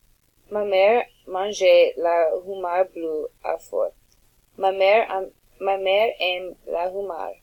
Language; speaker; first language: French; non-native, learner; English